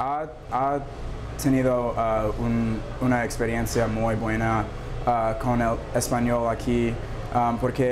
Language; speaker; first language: Spanish; non-native, learner; English